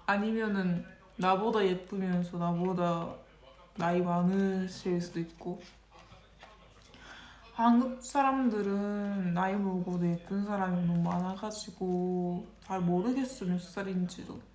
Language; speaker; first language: Korean; non-native, local second language; Japanese